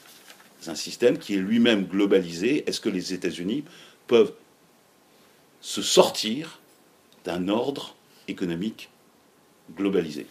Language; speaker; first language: French; native; French